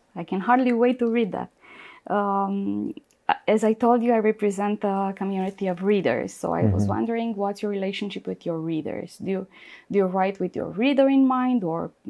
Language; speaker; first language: English; non-native, fluent; Romanian